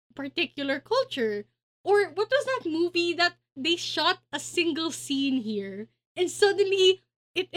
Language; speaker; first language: English; non-native, local second language; Filipino